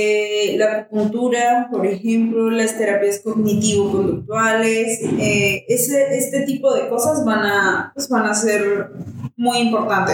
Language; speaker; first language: Spanish; native; Spanish